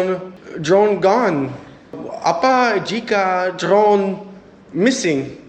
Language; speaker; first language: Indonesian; non-native, learner; English